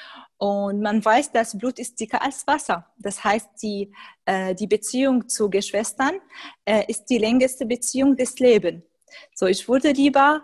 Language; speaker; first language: German; non-native, fluent; Arabic